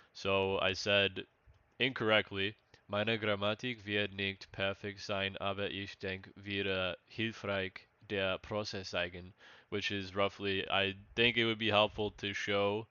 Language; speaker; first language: German; non-native, learner; English